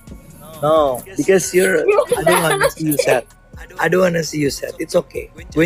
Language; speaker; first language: English; non-native, learner; Indonesian